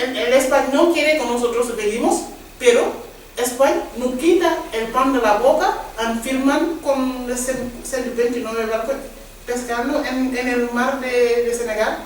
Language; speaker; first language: Spanish; non-native, learner; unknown